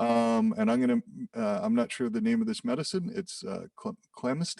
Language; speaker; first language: English; native; English